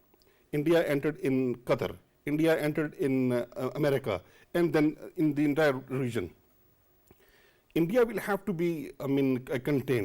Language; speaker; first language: English; non-native, local second language; Urdu